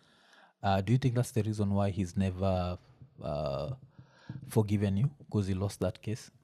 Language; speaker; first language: English; non-native, local second language; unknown